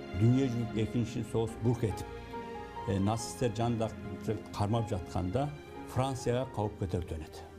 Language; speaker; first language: Kazakh; early bilingual, heritage; Kazakh